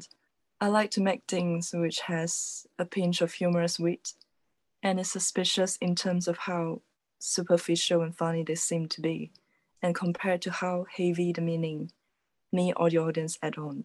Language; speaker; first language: English; non-native, local second language; Chinese